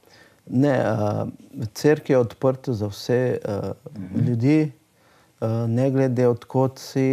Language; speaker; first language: Slovenian; non-native, learner; Portuguese